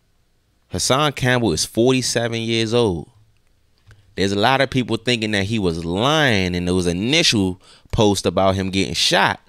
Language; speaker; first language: English; native; English